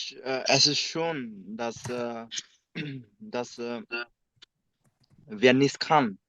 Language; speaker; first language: German; non-native, learner; Bangla